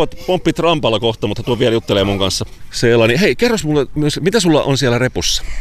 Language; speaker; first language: Finnish; native; Finnish